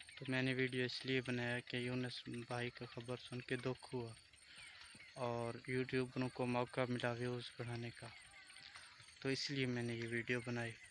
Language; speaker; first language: Urdu; non-native, local second language; Saraiki